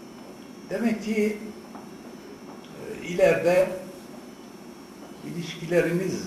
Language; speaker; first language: Turkish; non-native, fluent; Arabic